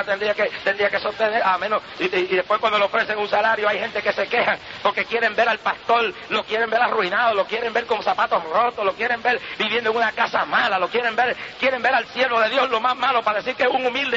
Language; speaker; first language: Spanish; native; Spanish